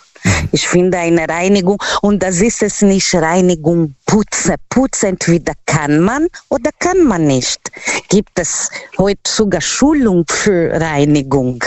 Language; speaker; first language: German; non-native, learner; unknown